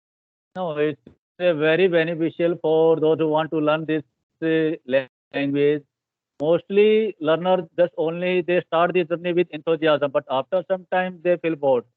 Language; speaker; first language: English; non-native, learner; Hindi